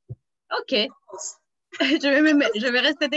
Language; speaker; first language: French; native; French